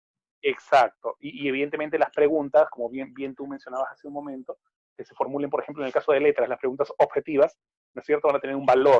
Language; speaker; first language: Spanish; native; Spanish